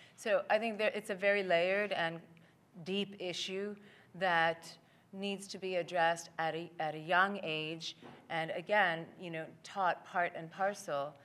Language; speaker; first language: English; native; English